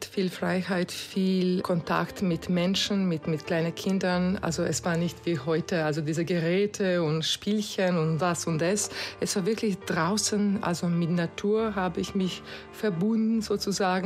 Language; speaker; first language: German; non-native, fluent; Croatian